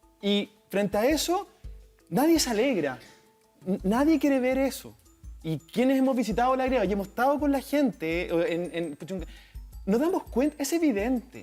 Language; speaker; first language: Spanish; native; Spanish